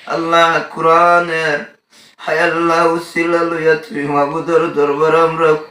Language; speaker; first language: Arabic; non-native, fluent; Bangla